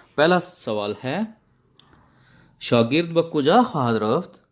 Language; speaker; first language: Persian; non-native, fluent; Urdu